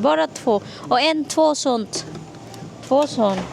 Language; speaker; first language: Swedish; non-native, learner; Filipino